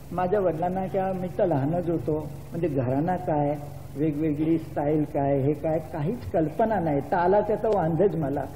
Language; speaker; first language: Marathi; non-native, local second language; Gujarati